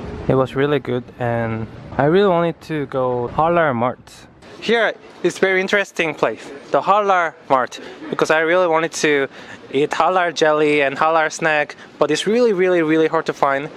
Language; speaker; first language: English; non-native, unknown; Korean